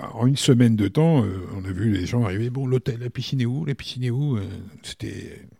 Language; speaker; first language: French; native; French